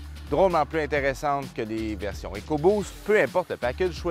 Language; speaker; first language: French; native; French